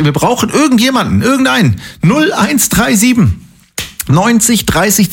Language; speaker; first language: German; native; German